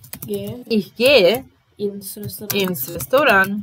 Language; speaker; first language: German; non-native, learner; Serbian